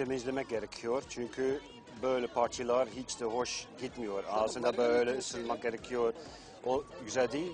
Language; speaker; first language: Turkish; non-native, fluent; Dutch